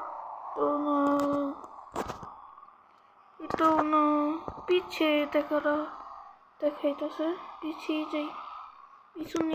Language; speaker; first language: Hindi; non-native, learner; Bangla